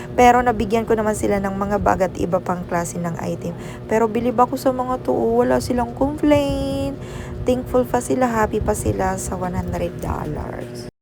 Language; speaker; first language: Filipino; non-native, local second language; Waray